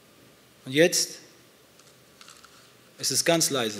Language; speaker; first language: German; early bilingual, other home language; Turkish